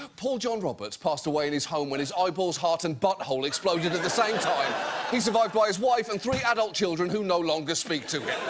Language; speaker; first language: English; native; English